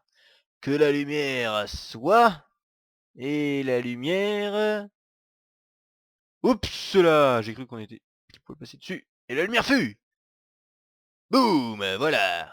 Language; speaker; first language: French; native; French